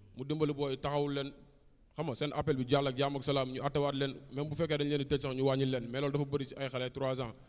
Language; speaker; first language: Wolof; native; Wolof